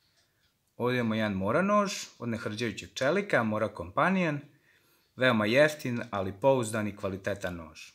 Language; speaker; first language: Serbian; native; Serbian